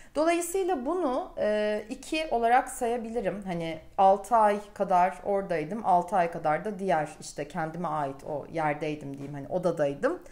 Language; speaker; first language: Turkish; native; Turkish